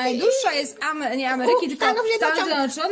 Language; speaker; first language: Polish; native; Polish